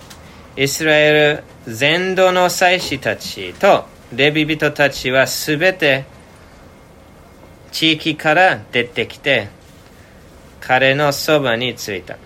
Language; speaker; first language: Japanese; non-native, fluent; English